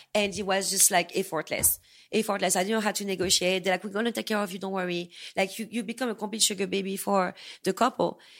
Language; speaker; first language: English; non-native, fluent; French